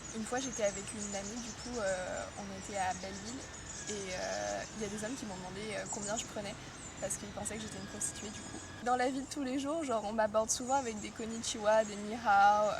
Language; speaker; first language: French; early bilingual, other home language; Chinese